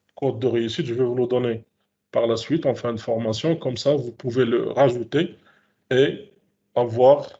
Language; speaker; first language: French; non-native, local second language; Arabic